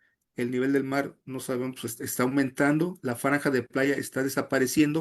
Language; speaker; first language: Spanish; native; Spanish